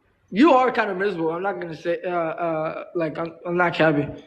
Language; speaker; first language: English; early bilingual, other home language; Spanish